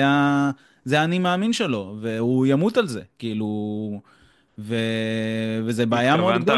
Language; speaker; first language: Hebrew; native; Hebrew